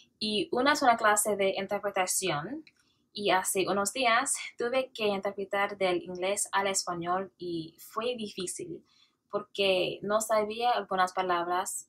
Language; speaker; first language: Spanish; non-native, learner; English